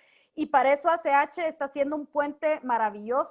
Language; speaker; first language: Spanish; native; Spanish